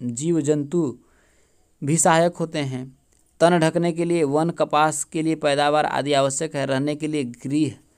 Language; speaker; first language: Hindi; native; Hindi